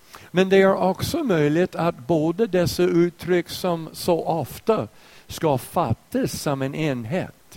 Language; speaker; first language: Swedish; non-native, fluent; English